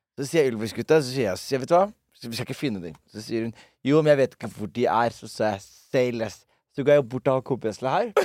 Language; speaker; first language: Norwegian; early bilingual, other home language; Somali